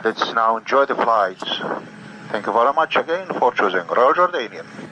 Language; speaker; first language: English; non-native, fluent; Arabic